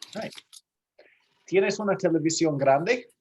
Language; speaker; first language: Spanish; non-native, fluent; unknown